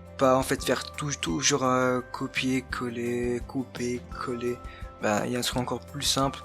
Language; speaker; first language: French; native; French